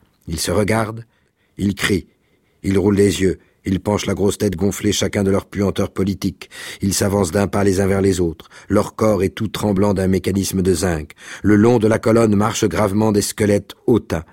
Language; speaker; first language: French; native; French